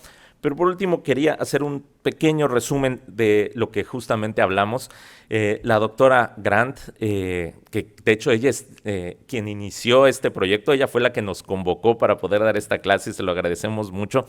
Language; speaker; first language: Spanish; native; Spanish